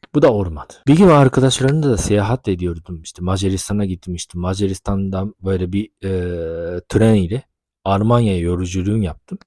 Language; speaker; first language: Turkish; non-native, fluent; Japanese